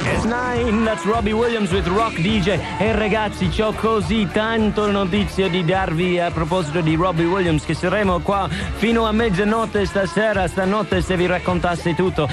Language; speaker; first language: Italian; non-native, fluent; English